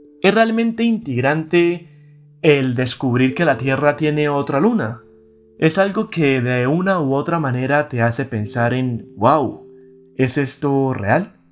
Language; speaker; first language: Spanish; native; Spanish